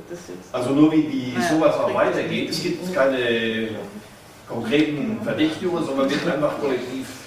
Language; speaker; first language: German; native; German